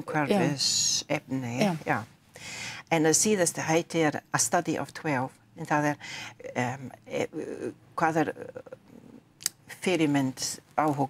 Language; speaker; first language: Icelandic; non-native, learner; English